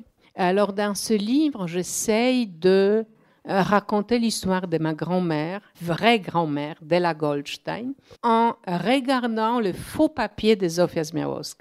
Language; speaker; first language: French; non-native, fluent; Polish